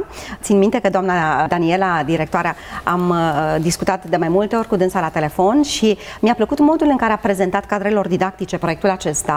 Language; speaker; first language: Romanian; native; Romanian